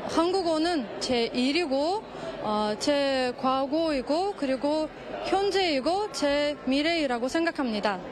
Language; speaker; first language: Korean; non-native, fluent; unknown